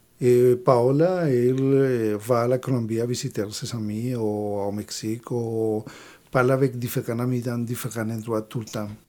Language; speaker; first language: French; non-native, learner; Spanish